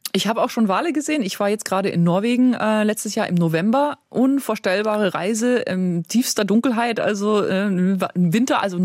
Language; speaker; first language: German; native; German